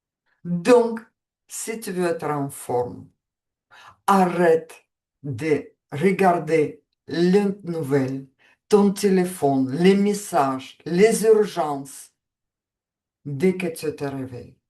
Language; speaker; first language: French; non-native, fluent; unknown